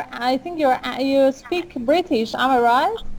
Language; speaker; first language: English; non-native, fluent; Persian